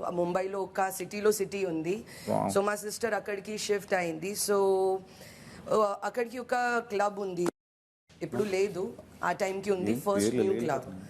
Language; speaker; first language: Telugu; non-native, fluent; Hindi